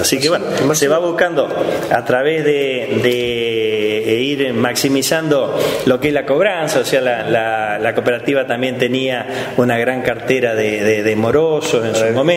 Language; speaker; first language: Spanish; native; Spanish